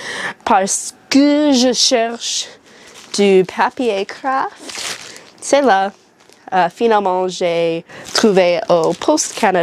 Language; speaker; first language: French; non-native, learner; English